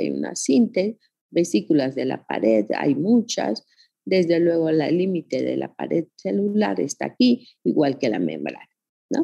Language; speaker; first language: Spanish; native; Spanish